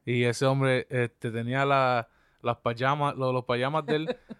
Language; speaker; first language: Spanish; early bilingual, other home language; English